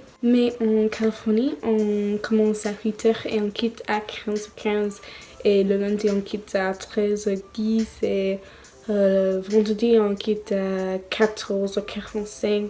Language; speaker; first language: French; non-native, learner; English